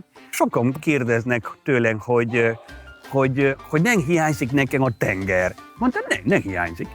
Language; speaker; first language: Hungarian; non-native, fluent; Spanish